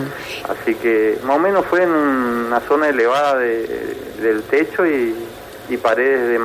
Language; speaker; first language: Spanish; native; Spanish